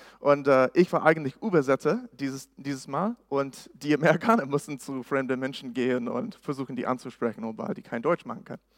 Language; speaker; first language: German; non-native, fluent; English